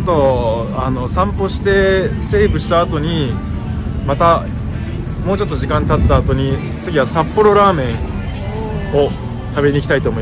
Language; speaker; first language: Japanese; native; Japanese